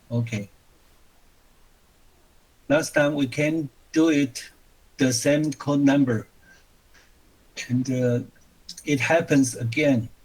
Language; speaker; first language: English; non-native, learner; Chinese